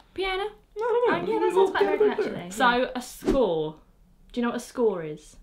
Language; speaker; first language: English; native; English